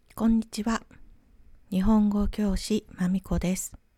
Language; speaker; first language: Japanese; native; Japanese